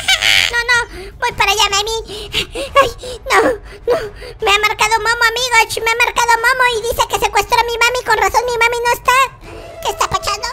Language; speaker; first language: Spanish; native; Spanish